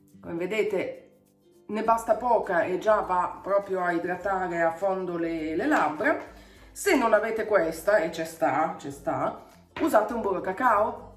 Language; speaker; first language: Italian; native; Italian